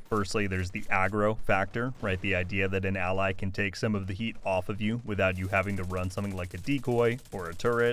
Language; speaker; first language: English; native; English